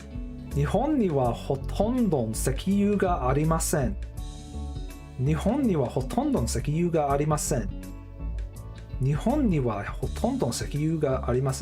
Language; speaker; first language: Japanese; non-native, learner; English